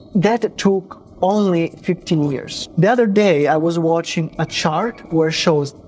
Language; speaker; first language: English; non-native, fluent; Italian